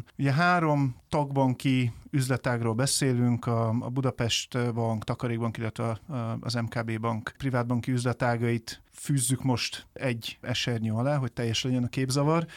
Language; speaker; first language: Hungarian; native; Hungarian